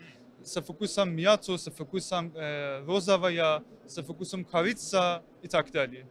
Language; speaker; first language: Russian; non-native, learner; Persian